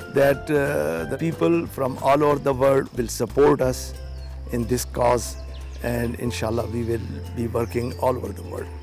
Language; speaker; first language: English; non-native, local second language; Urdu